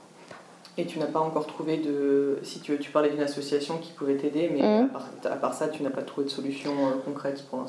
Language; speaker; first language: French; non-native, fluent; Russian